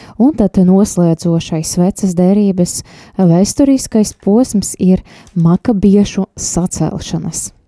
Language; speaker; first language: Latvian; non-native, local second language; Russian